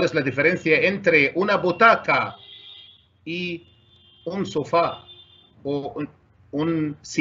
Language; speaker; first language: Spanish; non-native, fluent; Arabic